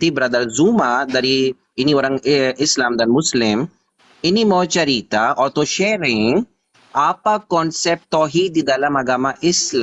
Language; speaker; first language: Indonesian; non-native, learner; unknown